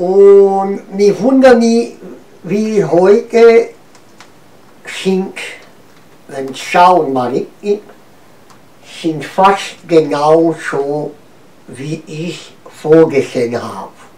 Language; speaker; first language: German; non-native, learner; Romanian